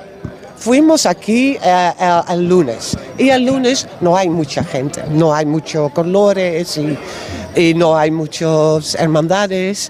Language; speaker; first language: Spanish; non-native, learner; Dutch